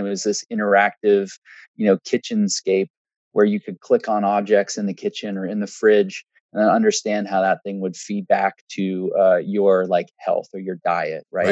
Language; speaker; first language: English; native; English